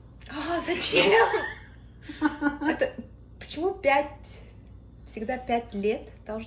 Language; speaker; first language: Russian; early bilingual, heritage; Russian